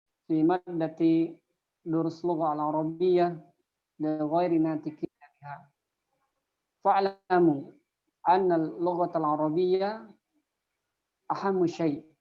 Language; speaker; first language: Arabic; non-native, fluent; Indonesian